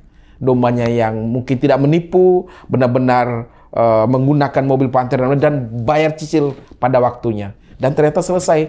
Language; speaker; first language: Indonesian; native; Indonesian